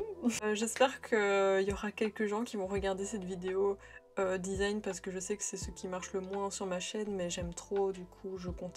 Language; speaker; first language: French; native; French